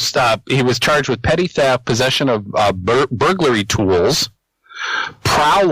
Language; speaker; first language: English; native; English